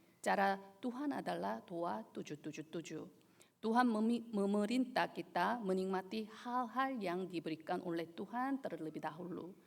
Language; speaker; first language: Indonesian; non-native, fluent; Korean